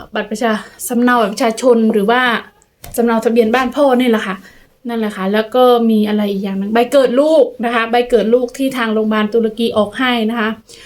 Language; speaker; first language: Thai; native; Thai